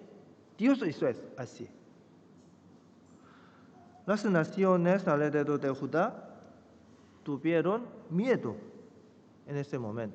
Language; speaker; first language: Spanish; non-native, fluent; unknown